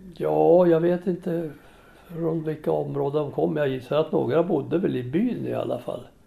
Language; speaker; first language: Swedish; native; Swedish